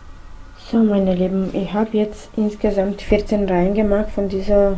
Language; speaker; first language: German; non-native, fluent; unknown